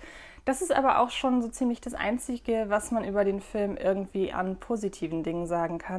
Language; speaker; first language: German; native; German